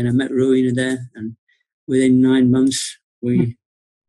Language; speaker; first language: English; native; English